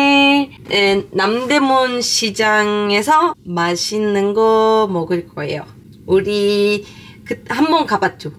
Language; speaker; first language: Korean; non-native, fluent; Turkish